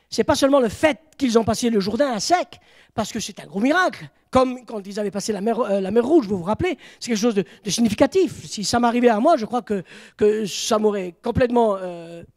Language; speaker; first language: French; native; French